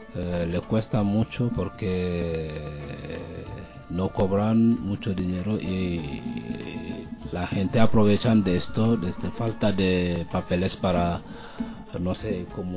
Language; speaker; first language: Spanish; non-native, learner; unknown